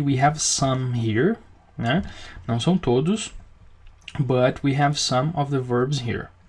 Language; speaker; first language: English; non-native, fluent; Portuguese